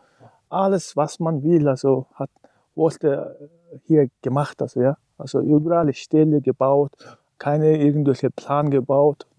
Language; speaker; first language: German; non-native, learner; Mongolian